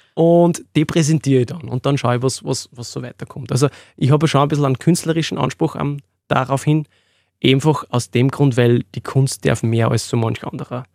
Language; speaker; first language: German; native; German